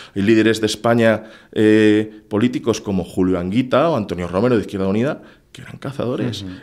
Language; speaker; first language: Spanish; native; Spanish